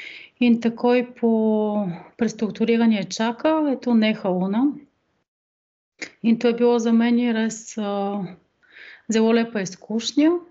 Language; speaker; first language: Slovenian; non-native, fluent; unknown